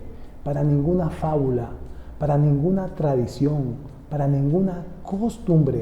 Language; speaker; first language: Spanish; native; Spanish